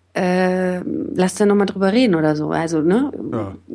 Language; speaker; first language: German; native; German